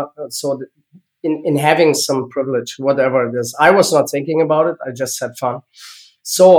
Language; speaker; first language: English; non-native, learner; German